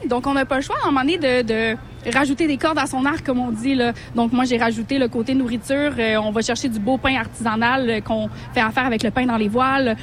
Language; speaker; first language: French; native; French